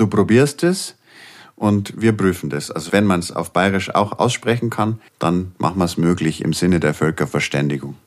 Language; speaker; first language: German; native; German